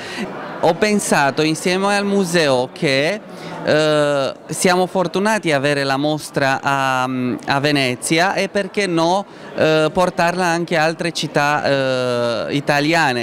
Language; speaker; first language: Italian; non-native, fluent; Romanian